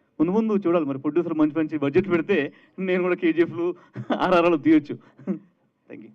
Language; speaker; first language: Telugu; native; Telugu